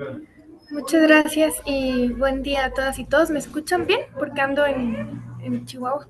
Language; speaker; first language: Spanish; native; Spanish